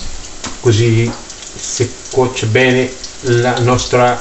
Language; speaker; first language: Italian; non-native, learner; Filipino